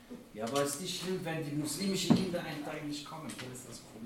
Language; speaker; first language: German; non-native, fluent; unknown